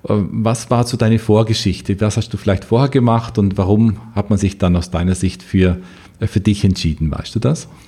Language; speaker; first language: German; native; German